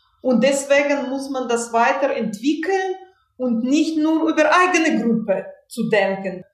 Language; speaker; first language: German; non-native, fluent; Russian